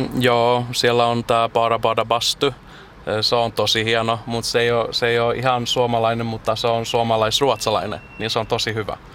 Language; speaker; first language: Finnish; early bilingual, heritage; Finnish